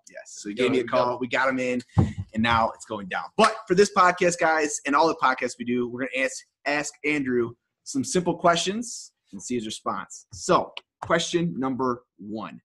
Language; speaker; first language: English; native; English